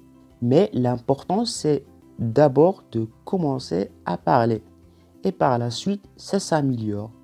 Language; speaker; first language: French; non-native, local second language; Arabic